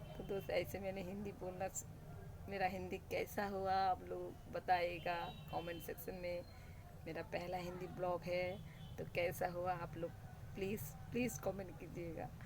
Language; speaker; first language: Hindi; non-native, local second language; Bangla